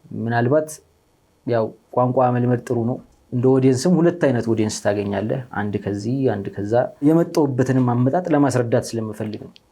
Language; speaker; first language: Amharic; native; Amharic